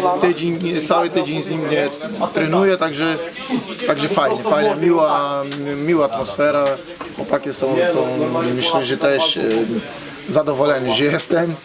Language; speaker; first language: Polish; non-native, fluent; Portuguese